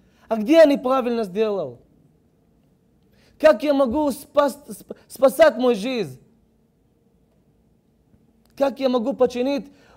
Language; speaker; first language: Russian; non-native, learner; Hebrew